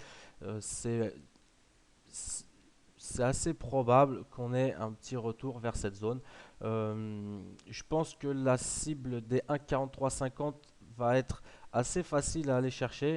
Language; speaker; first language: French; native; French